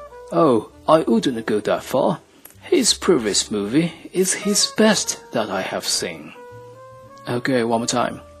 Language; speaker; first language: English; non-native, fluent; Chinese